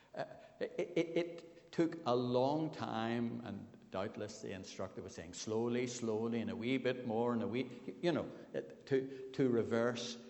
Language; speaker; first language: English; native; English